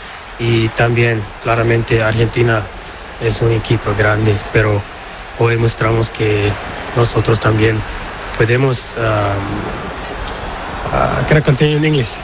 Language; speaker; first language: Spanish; non-native, learner; Portuguese